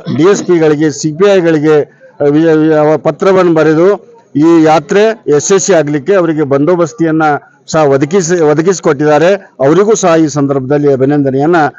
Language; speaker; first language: Kannada; native; Kannada